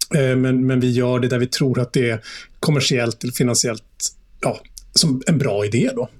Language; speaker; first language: Swedish; native; Swedish